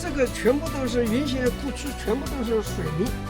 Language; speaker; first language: Chinese; native; Chinese